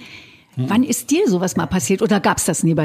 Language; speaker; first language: German; native; German